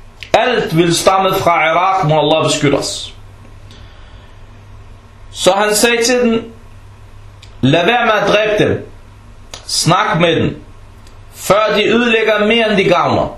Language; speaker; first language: Danish; non-native, fluent; Arabic